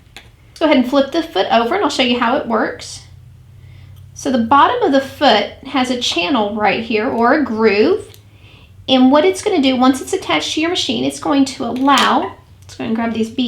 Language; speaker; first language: English; native; English